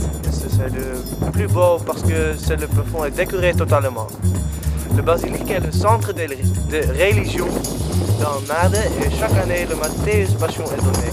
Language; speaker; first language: French; non-native, learner; Dutch